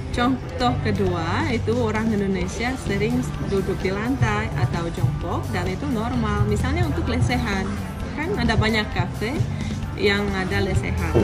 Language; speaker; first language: Indonesian; non-native, fluent; Russian